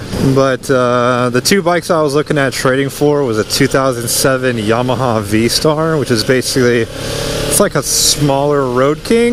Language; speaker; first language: English; native; English